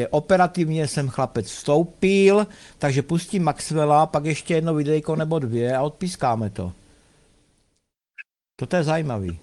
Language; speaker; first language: Czech; native; Czech